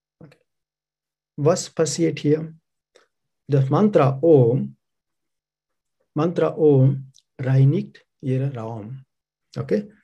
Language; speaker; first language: German; non-native, learner; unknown